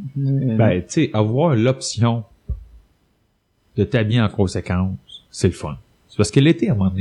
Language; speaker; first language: French; native; French